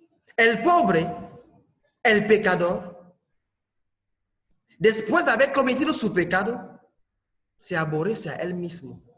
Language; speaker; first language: Spanish; non-native, fluent; French